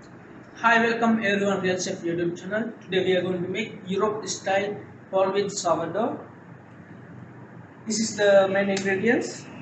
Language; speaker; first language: English; non-native, local second language; Sinhala